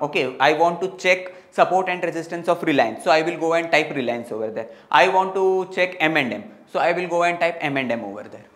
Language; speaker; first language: English; non-native, local second language; Tamil